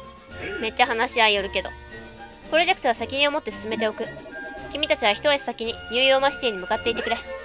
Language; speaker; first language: Japanese; native; Japanese